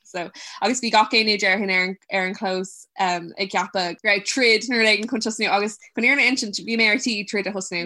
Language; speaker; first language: Irish; non-native, local second language; English